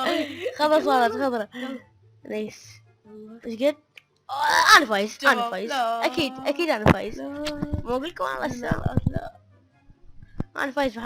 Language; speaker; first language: Arabic; native; Arabic